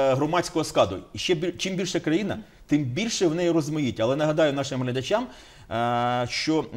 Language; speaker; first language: Ukrainian; native; Ukrainian